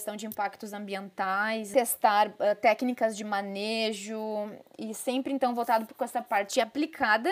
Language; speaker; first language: Portuguese; native; Portuguese